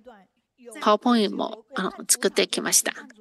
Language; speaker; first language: Japanese; non-native, fluent; Chinese